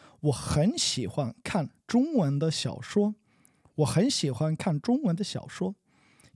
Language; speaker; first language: Chinese; non-native, learner; English